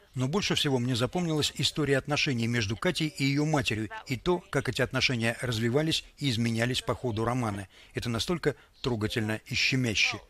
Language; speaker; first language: Russian; native; Russian